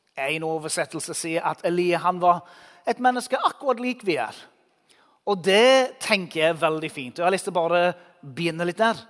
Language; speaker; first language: Norwegian; non-native, fluent; English